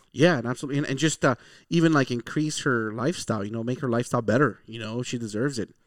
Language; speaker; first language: English; early bilingual, other home language; Spanish